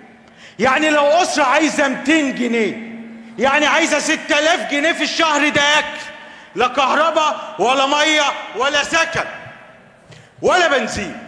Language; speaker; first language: Arabic; native; Arabic